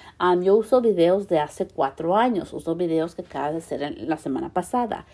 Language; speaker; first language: Spanish; early bilingual, heritage; Spanish